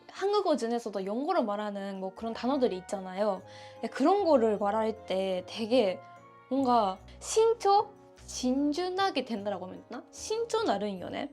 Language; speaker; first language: Korean; non-native, fluent; Japanese